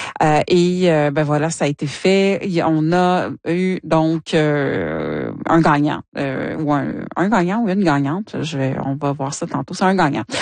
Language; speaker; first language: French; native; French